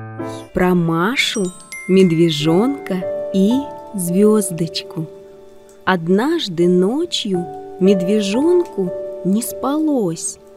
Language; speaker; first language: Russian; native; Russian